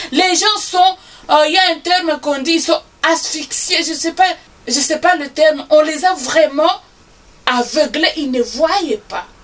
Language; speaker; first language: French; non-native, local second language; Swahili